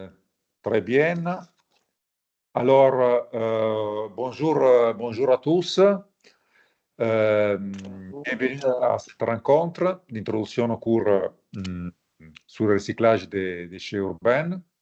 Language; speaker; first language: French; non-native, fluent; Italian